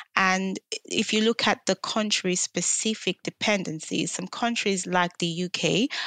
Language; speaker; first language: English; non-native, local second language; Yoruba